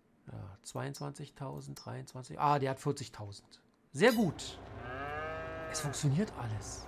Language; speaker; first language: German; native; German